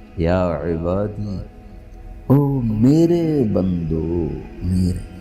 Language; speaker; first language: Urdu; non-native, local second language; Punjabi